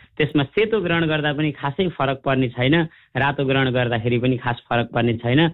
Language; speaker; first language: Nepali; native; Nepali